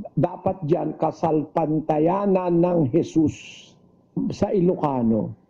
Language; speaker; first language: Filipino; native; Filipino